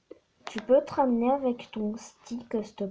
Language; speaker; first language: French; native; French